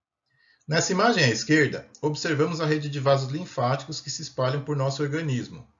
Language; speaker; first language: Portuguese; native; Portuguese